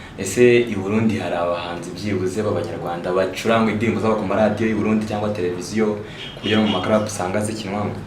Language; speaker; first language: Kinyarwanda; native; Kinyarwanda